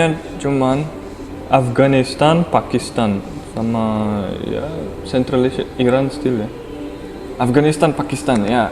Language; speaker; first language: Indonesian; non-native, fluent; Turkmen